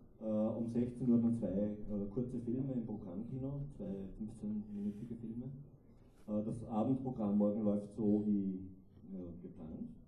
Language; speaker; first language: German; native; German